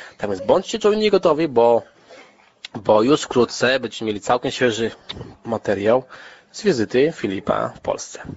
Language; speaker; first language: Polish; native; Polish